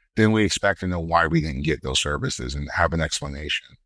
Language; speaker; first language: English; native; English